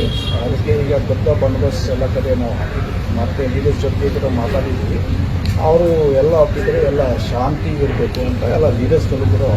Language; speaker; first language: Kannada; non-native, fluent; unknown